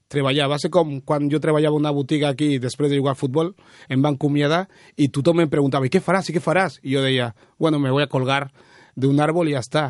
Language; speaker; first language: Catalan; early bilingual, other home language; Spanish